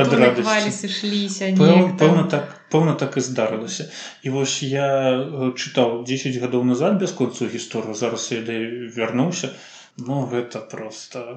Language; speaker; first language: Belarusian; native; Belarusian